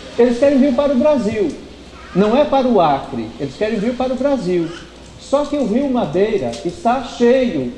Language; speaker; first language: Portuguese; native; Portuguese